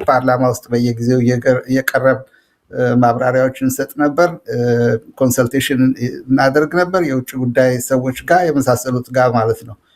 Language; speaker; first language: Amharic; native; Amharic